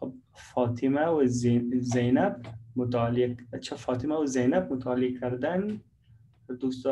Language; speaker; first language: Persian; non-native, learner; Urdu